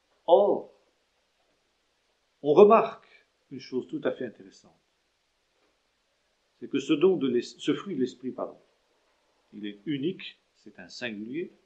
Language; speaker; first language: French; native; French